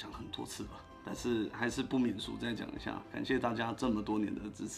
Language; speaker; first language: Chinese; native; Chinese